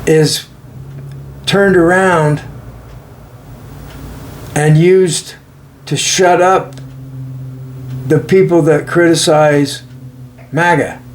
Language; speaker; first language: English; native; English